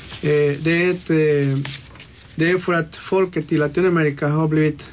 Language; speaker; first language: Swedish; non-native, local second language; Spanish